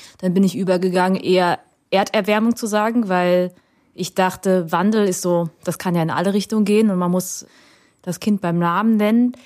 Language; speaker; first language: German; early bilingual, other home language; Vietnamese